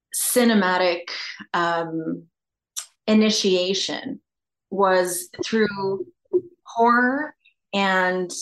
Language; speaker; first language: English; native; English